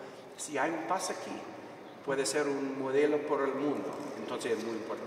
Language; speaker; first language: Spanish; non-native, fluent; English